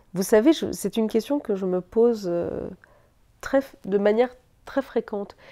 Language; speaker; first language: French; native; French